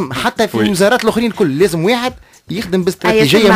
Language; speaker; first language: Arabic; native; Arabic